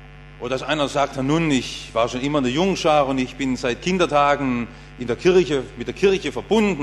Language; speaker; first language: German; native; German